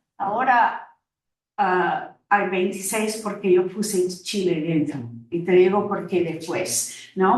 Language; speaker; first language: Spanish; non-native, fluent; English